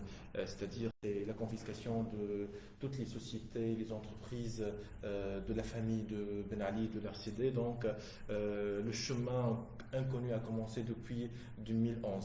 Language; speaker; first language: French; non-native, local second language; Arabic